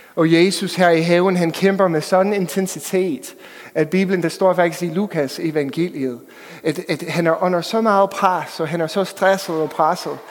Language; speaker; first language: Danish; non-native, fluent; English